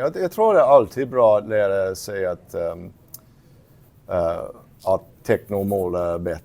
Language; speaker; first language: Swedish; non-native, fluent; English